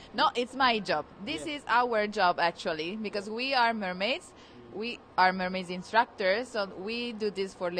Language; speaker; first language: English; non-native, learner; Italian